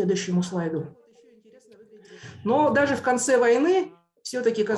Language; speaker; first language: Russian; native; Russian